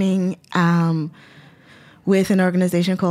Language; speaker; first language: English; non-native, local second language; Yoruba